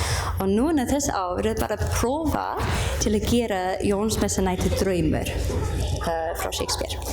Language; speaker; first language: Icelandic; non-native, learner; English